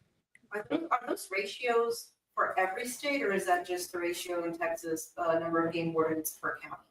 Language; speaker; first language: English; native; English